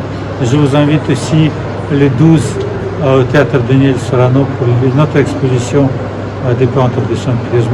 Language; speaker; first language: French; non-native, fluent; Russian